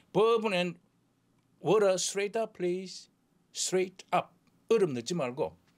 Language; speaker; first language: English; non-native, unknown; Korean